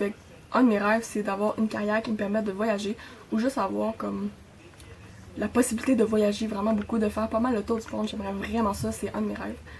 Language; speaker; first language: French; native; French